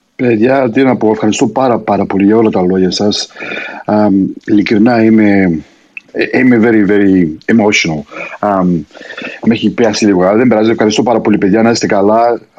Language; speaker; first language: Greek; early bilingual, heritage; Greek